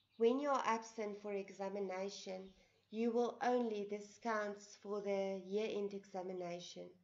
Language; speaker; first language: English; non-native, local second language; Afrikaans